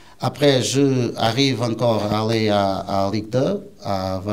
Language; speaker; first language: French; non-native, learner; Portuguese